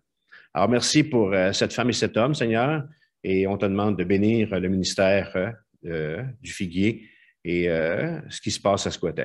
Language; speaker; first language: French; native; French